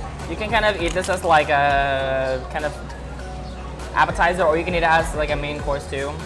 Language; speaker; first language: English; early bilingual, other home language; Vietnamese